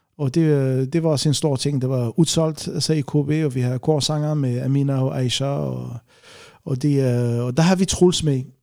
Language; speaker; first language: Danish; non-native, fluent; Arabic